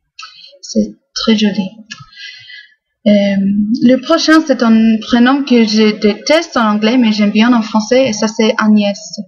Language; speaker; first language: French; non-native, fluent; English